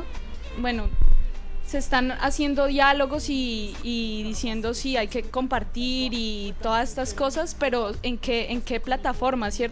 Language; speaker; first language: Spanish; native; Spanish